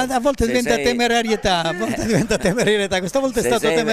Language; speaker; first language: Italian; native; Italian